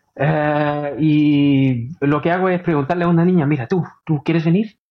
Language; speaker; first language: Spanish; early bilingual, heritage; Norwegian